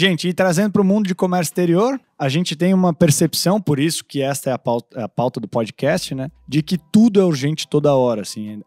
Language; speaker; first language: Portuguese; native; Portuguese